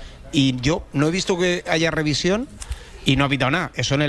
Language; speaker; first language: Spanish; native; Spanish